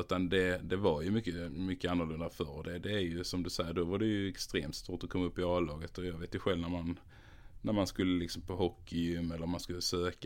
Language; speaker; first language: Swedish; native; Swedish